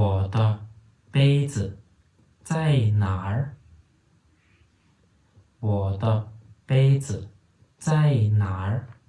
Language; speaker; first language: Chinese; non-native, fluent; Turkmen